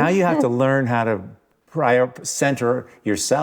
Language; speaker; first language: English; native; English